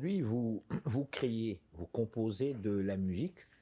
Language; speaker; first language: French; native; French